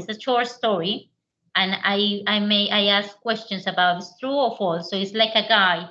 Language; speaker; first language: English; non-native, learner; Spanish